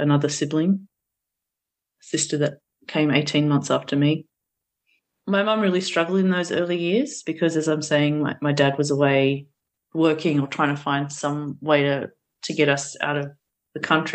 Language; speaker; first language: English; early bilingual, other home language; Portuguese